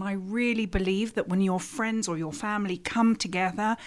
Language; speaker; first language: English; native; English